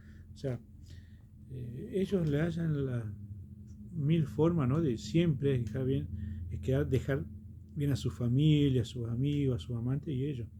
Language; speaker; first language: Spanish; native; Spanish